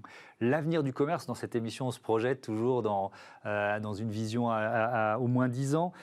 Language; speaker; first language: French; native; French